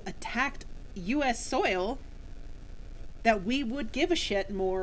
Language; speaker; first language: English; native; English